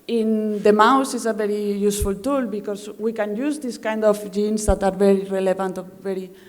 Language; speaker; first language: English; non-native, fluent; Spanish